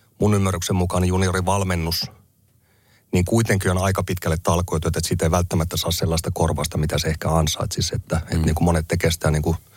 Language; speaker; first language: Finnish; native; Finnish